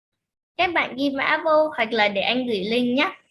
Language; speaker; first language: Vietnamese; native; Vietnamese